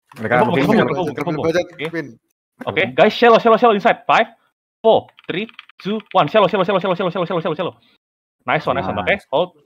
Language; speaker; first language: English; non-native, learner; Indonesian